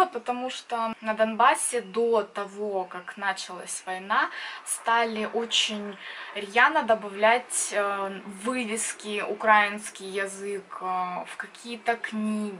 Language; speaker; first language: Russian; native; Russian